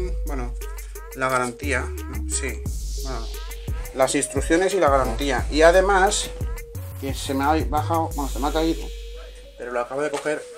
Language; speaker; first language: Spanish; native; Spanish